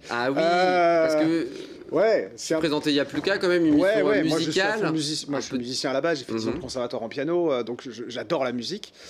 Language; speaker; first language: French; native; French